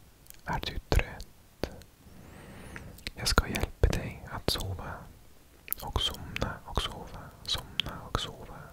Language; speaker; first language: Swedish; non-native, learner; English